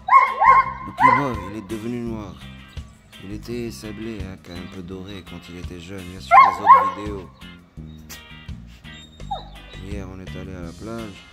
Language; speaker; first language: French; non-native, local second language; Arabic